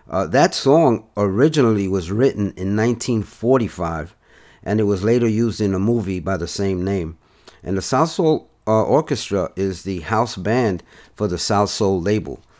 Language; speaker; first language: English; native; English